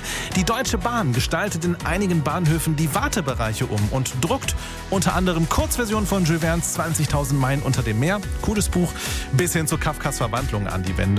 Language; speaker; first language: German; native; German